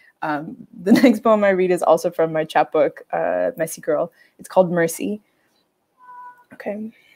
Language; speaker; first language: English; native; English